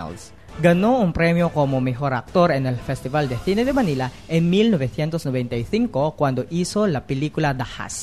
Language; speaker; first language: Spanish; non-native, fluent; Filipino